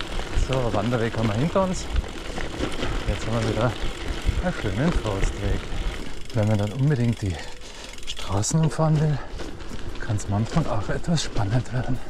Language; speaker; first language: German; native; German